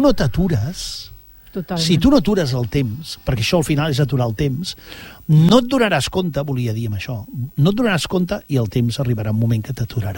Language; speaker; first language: Catalan; native; Catalan